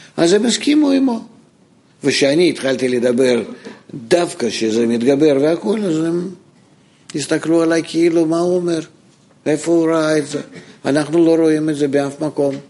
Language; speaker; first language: Hebrew; non-native, fluent; Russian